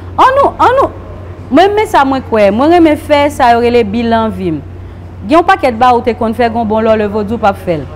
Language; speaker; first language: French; non-native, local second language; Haitian Creole